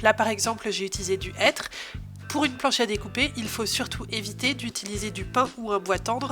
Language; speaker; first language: French; native; French